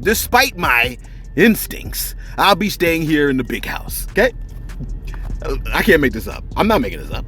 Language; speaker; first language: English; native; English